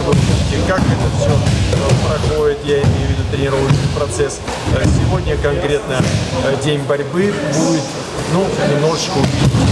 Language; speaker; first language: Russian; native; Russian